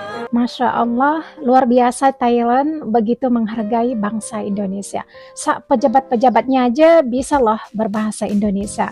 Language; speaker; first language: Indonesian; native; Indonesian